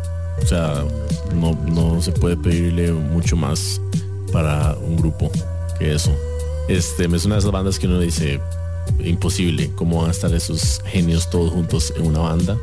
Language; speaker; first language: Spanish; native; Spanish